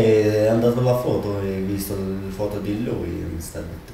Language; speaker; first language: Italian; non-native, learner; Arabic